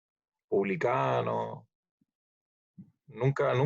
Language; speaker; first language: Spanish; native; Spanish